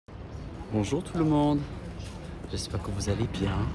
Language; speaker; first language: French; non-native, fluent; English